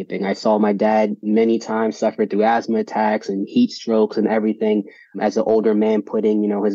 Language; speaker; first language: English; native; English